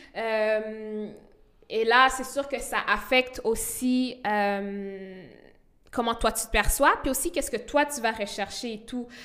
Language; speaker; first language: French; early bilingual, other home language; Rundi